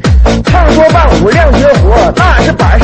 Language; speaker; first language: Chinese; native; Chinese